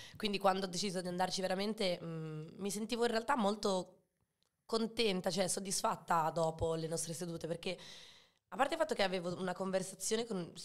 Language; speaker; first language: Italian; early bilingual, other home language; Arabic